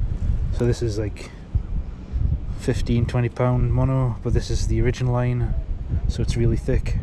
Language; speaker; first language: English; native; English